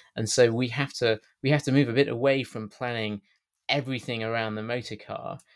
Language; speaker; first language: English; native; English